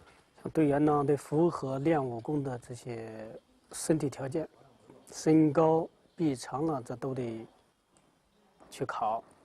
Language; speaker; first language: Chinese; native; Chinese